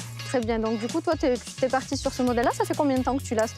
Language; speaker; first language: French; native; French